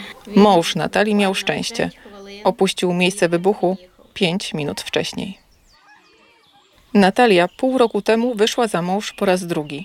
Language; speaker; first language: Polish; native; Polish